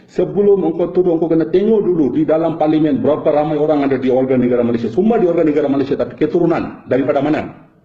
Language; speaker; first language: Malay; non-native, fluent; Bangla